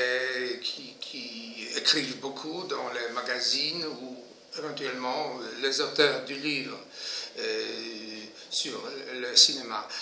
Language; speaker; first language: French; non-native, fluent; Polish